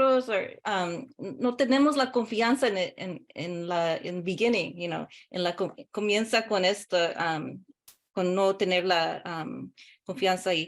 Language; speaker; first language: Spanish; early bilingual, heritage; English